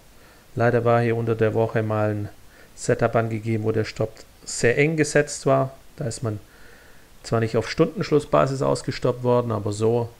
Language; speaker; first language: German; native; German